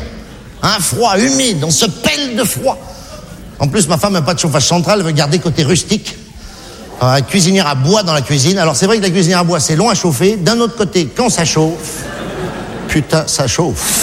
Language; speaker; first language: French; native; French